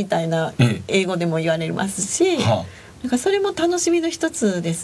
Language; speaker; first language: Japanese; native; Japanese